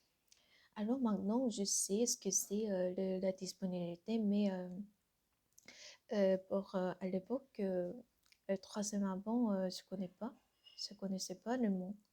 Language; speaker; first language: French; non-native, learner; Korean